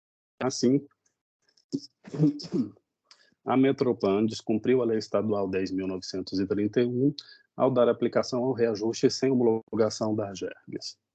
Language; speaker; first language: Portuguese; native; Portuguese